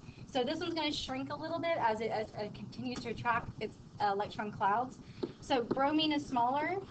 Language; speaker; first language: English; native; English